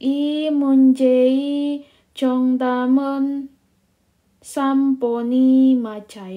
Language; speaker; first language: Korean; non-native, learner; Indonesian